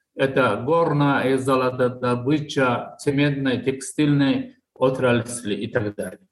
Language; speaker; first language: Russian; non-native, local second language; Tajik